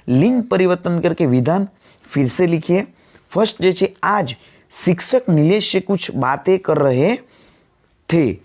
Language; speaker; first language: Hindi; non-native, local second language; Gujarati